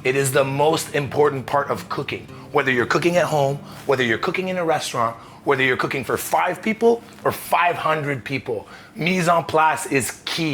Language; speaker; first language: English; native; English